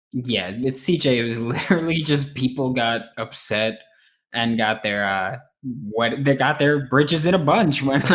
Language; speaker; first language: English; native; English